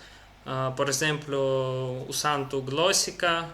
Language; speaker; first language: Portuguese; non-native, learner; Russian